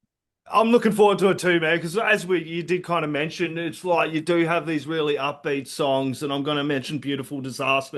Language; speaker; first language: English; native; English